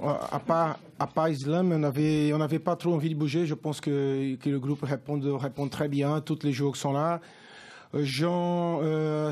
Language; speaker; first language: French; non-native, fluent; Portuguese